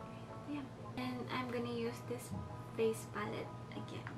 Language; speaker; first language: English; non-native, local second language; Filipino